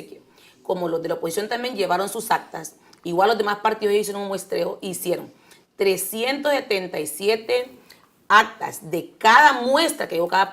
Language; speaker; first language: Spanish; native; Spanish